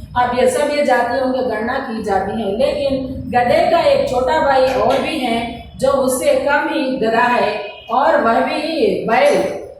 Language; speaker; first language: Hindi; non-native, local second language; Telugu